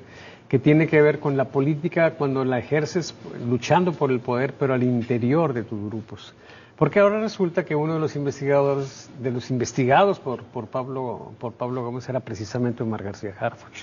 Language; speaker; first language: Spanish; native; Spanish